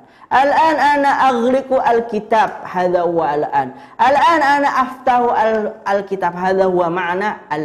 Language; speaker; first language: Arabic; non-native, fluent; Indonesian